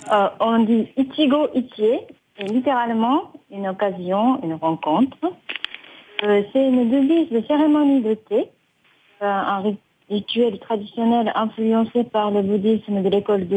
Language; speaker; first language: French; non-native, fluent; Japanese